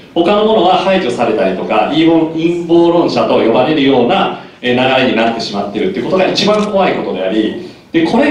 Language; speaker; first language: Japanese; native; Japanese